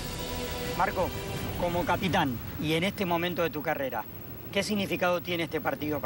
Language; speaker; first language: Spanish; native; Spanish